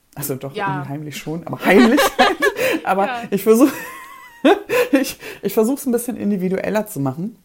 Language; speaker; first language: German; early bilingual, other home language; Polish